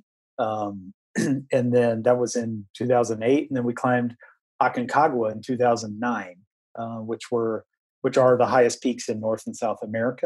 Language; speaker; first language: English; native; English